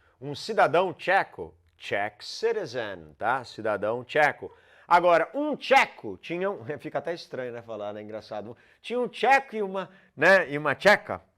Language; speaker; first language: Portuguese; non-native, fluent; English